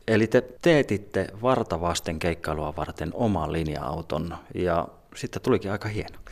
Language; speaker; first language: Finnish; native; Finnish